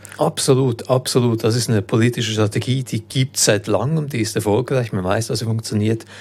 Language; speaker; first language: German; early bilingual, other home language; Croatian